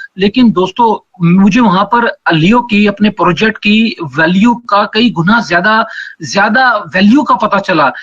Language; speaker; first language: Urdu; non-native, local second language; Punjabi